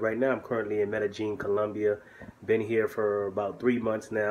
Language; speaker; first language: English; native; English